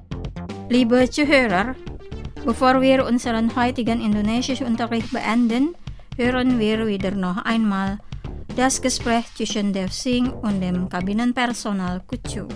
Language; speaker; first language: German; non-native, fluent; Indonesian